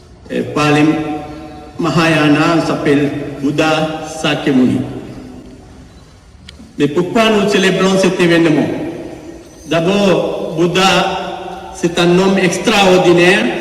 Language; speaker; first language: French; non-native, fluent; Sinhala